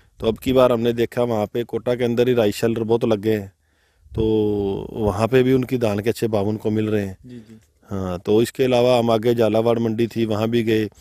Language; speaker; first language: Hindi; non-native, local second language; Punjabi